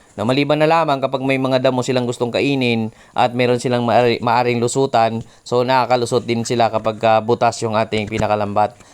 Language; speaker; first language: Filipino; non-native, local second language; Cebuano